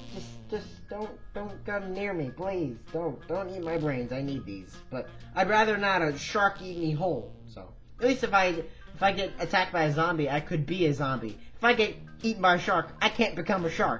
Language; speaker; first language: English; native; English